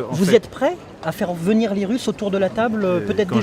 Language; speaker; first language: French; native; French